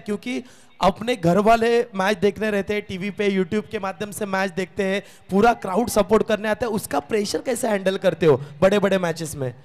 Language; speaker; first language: Hindi; non-native, local second language; Marathi